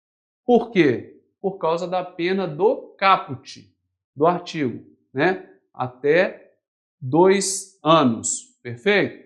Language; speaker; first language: Portuguese; native; Portuguese